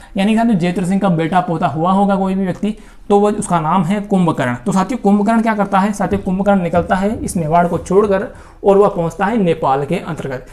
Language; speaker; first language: Hindi; native; Hindi